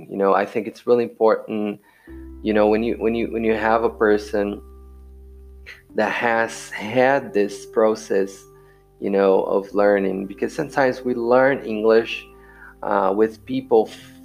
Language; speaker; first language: English; non-native, fluent; Portuguese